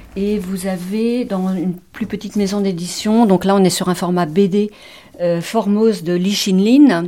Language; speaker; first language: French; native; French